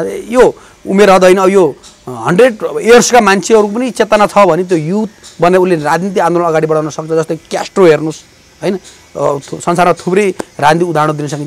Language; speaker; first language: Nepali; native; Nepali